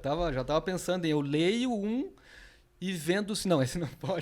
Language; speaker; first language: Portuguese; native; Portuguese